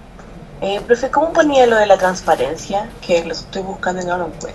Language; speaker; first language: Spanish; native; Spanish